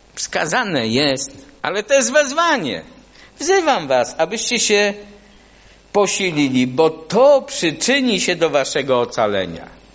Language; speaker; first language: Polish; non-native, fluent; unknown